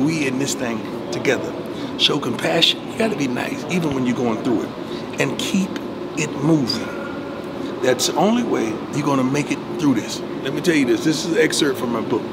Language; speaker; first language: English; native; English